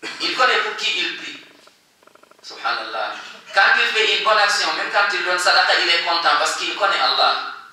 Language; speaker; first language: French; non-native, local second language; Wolof